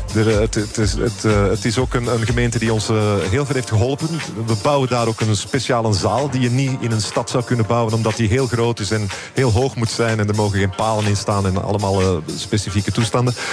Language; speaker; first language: Dutch; native; Dutch